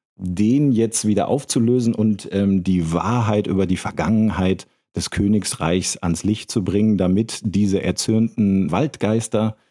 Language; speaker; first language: German; native; German